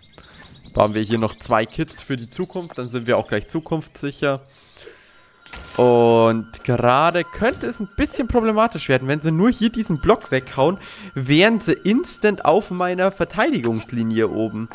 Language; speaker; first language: German; native; German